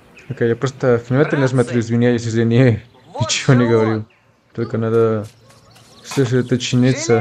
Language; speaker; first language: Russian; non-native, fluent; Spanish